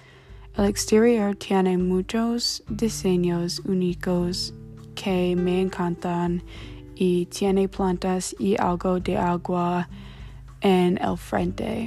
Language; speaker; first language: Spanish; non-native, learner; English